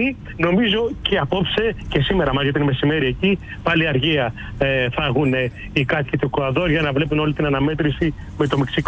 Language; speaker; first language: Greek; native; Greek